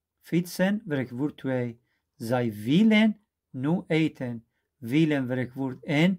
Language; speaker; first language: Dutch; non-native, fluent; Persian